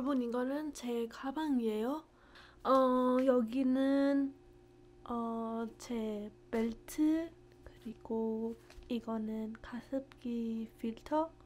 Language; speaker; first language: Korean; non-native, fluent; Persian